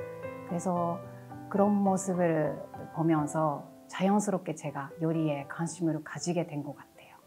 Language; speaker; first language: Korean; non-native, fluent; Japanese